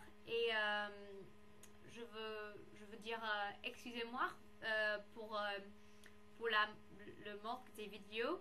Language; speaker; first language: French; non-native, fluent; English